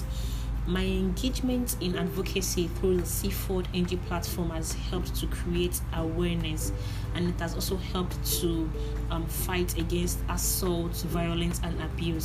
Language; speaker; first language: English; non-native, local second language; Igbo